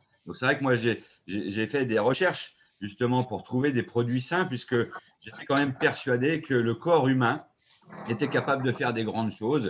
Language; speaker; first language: French; native; French